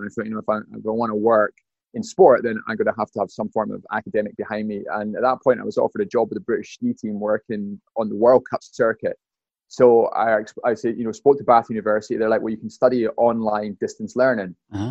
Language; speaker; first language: English; native; English